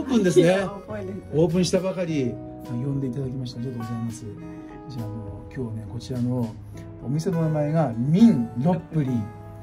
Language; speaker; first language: Japanese; native; Japanese